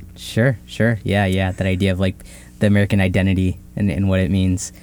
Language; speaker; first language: English; early bilingual, other home language; Hindi